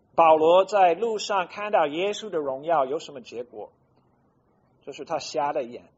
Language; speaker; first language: Chinese; non-native, fluent; English